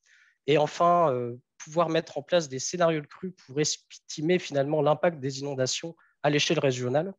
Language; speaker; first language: French; native; French